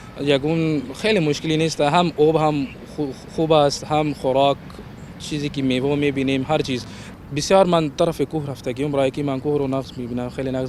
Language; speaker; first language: Persian; non-native, learner; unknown